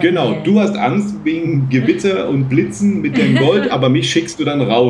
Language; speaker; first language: German; native; German